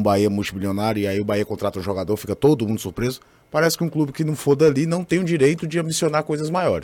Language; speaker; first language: Portuguese; native; Portuguese